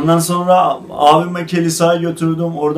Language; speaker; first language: Turkish; non-native, fluent; Azerbaijani